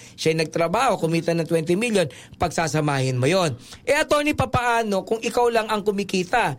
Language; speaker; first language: Filipino; native; Filipino